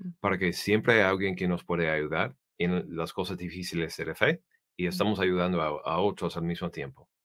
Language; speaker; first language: Spanish; non-native, learner; English